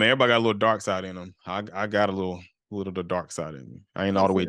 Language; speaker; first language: English; native; English